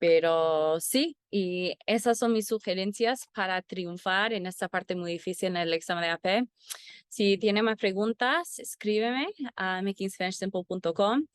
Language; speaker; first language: Spanish; non-native, fluent; English